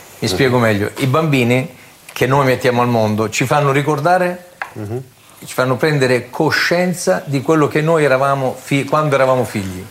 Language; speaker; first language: Italian; native; Italian